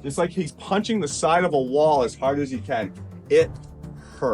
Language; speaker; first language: English; native; English